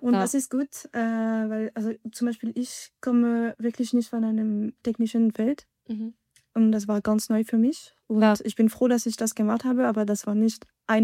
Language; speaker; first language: German; non-native, fluent; French